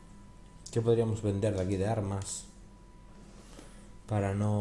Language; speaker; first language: Spanish; native; Spanish